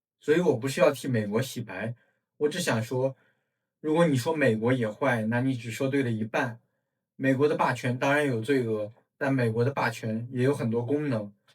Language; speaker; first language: Chinese; non-native, fluent; English